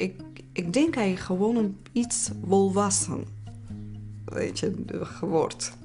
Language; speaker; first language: Dutch; non-native, learner; Azerbaijani